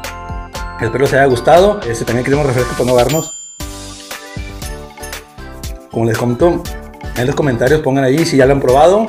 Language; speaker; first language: Spanish; native; Spanish